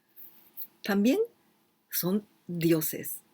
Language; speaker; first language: Spanish; non-native, fluent; Japanese